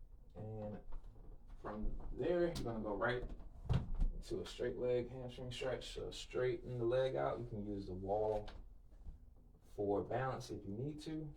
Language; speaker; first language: English; native; English